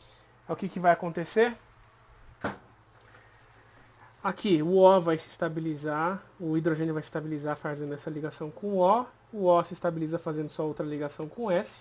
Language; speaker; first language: Portuguese; native; Portuguese